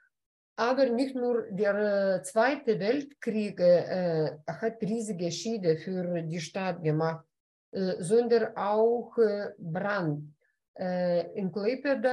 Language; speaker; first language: German; non-native, fluent; Lithuanian